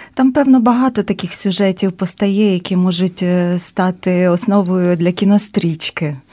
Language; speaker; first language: Ukrainian; native; Ukrainian